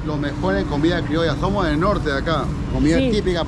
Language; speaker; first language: Spanish; native; Spanish